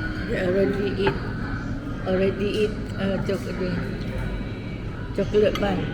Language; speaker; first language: English; non-native, local second language; Malay